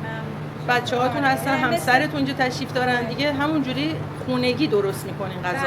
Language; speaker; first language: Persian; native; Persian